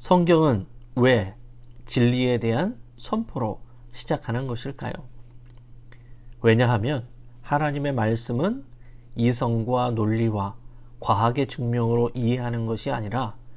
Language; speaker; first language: Korean; native; Korean